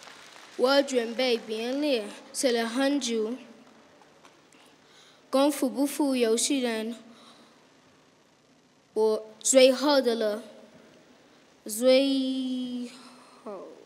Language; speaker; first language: Chinese; non-native, learner; English